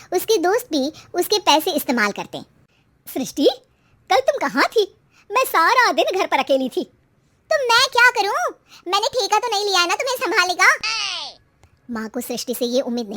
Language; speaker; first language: Hindi; native; Hindi